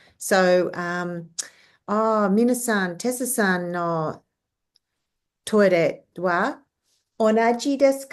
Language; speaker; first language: Japanese; non-native, fluent; English